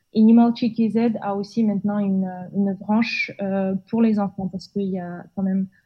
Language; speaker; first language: French; non-native, fluent; Russian